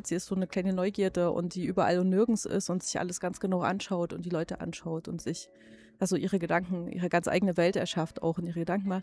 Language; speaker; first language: German; native; German